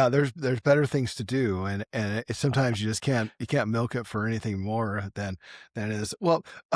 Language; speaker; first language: English; native; English